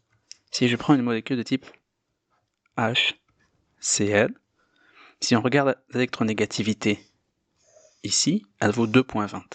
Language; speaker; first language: French; native; French